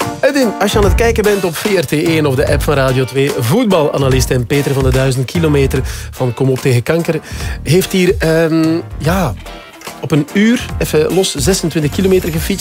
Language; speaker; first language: Dutch; native; Dutch